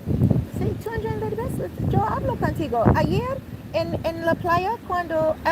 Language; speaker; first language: Spanish; non-native, learner; English